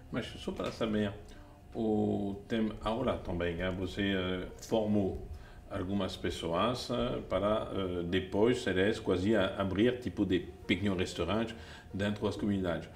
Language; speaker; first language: Portuguese; non-native, fluent; French